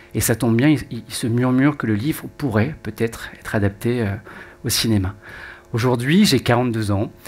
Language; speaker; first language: French; native; French